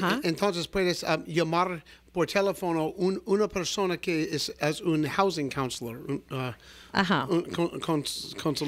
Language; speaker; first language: Spanish; non-native, learner; English